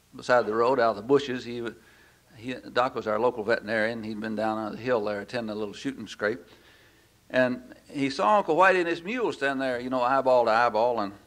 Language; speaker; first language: English; native; English